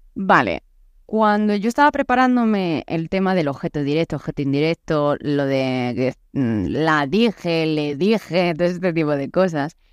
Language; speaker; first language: Spanish; native; Spanish